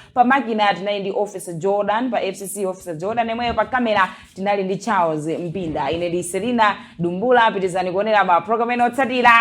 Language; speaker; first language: Nyanja; native; Nyanja